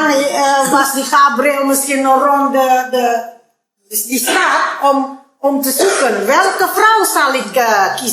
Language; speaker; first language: Dutch; non-native, learner; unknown